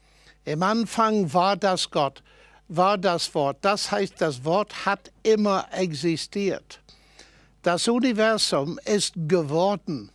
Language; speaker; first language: German; non-native, fluent; English